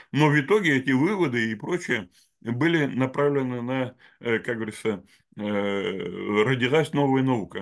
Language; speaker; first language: Russian; native; Russian